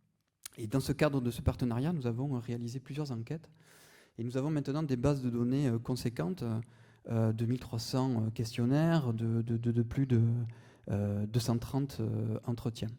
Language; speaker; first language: French; native; French